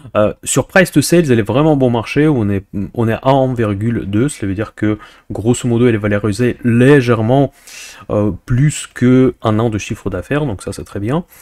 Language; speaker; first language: French; non-native, fluent; Russian